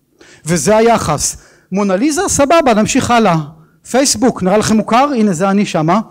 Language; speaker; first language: Hebrew; native; Hebrew